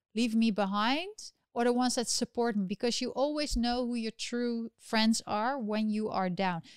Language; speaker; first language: English; non-native, fluent; Dutch